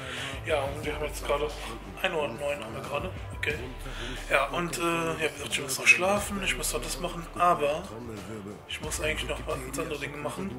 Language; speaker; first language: German; native; German